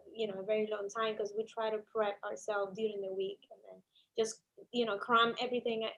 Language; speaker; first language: English; non-native, fluent; Spanish